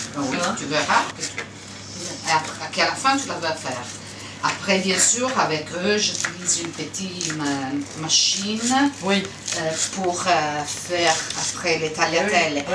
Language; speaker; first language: French; non-native, fluent; Italian